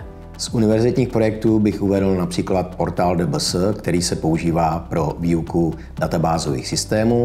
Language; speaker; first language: Czech; native; Czech